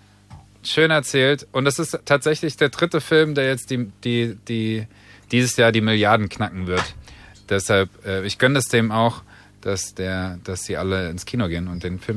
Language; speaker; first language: German; native; German